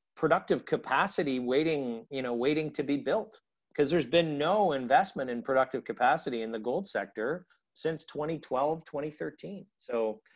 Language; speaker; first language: English; native; English